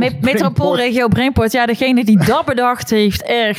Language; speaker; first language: Dutch; native; Dutch